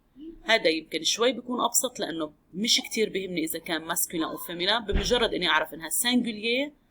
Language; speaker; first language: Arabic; native; Arabic